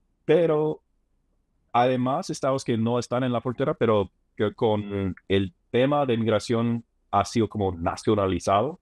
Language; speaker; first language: Spanish; non-native, fluent; English